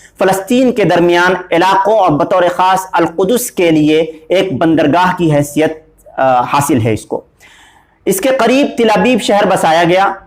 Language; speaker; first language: Urdu; native; Urdu